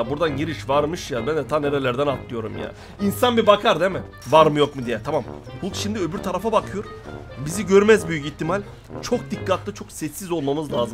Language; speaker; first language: Turkish; native; Turkish